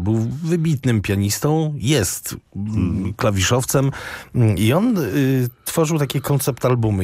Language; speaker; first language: Polish; native; Polish